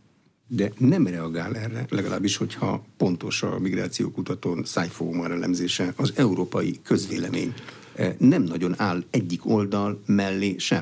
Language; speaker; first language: Hungarian; native; Hungarian